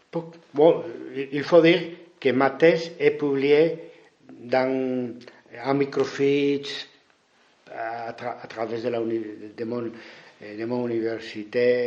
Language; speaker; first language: French; non-native, fluent; Spanish